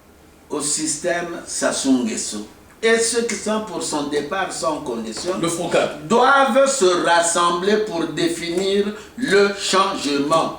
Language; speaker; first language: French; non-native, local second language; Lingala